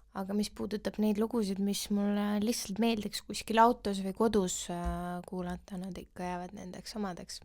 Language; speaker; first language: Estonian; non-native, local second language; Russian